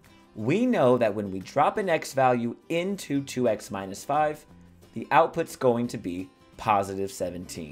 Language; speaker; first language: English; native; English